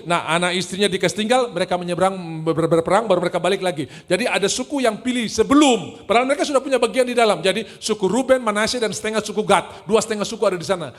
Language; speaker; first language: Indonesian; native; Indonesian